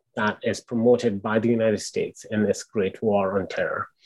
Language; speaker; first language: English; non-native, local second language; Urdu